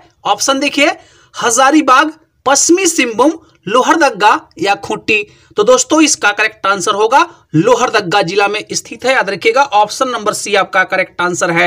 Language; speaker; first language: Hindi; native; Hindi